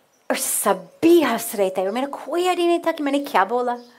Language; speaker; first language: Hindi; non-native, learner; English